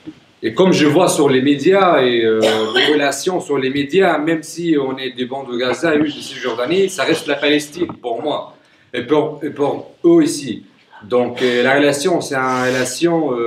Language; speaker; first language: French; non-native, fluent; Arabic